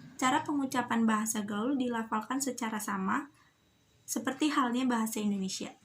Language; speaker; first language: Indonesian; native; Indonesian